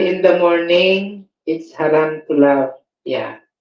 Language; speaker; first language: English; non-native, local second language; Filipino